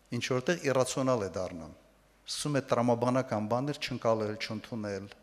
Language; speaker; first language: Armenian; native; Armenian